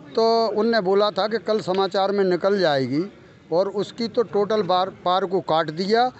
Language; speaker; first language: Hindi; native; Hindi